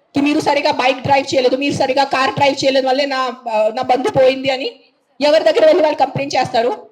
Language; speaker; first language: Telugu; non-native, fluent; Marathi